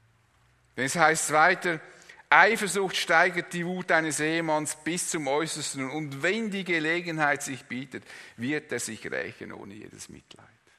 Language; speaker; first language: German; native; German